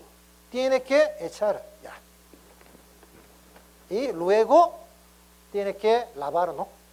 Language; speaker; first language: Spanish; non-native, learner; Korean